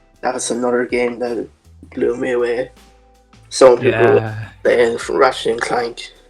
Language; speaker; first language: English; native; English